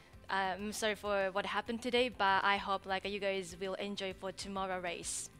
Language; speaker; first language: English; non-native, fluent; Japanese